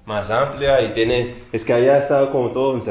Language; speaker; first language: Spanish; non-native, learner; English